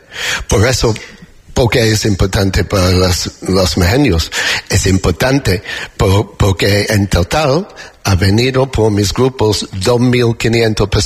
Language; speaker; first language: Spanish; non-native, learner; English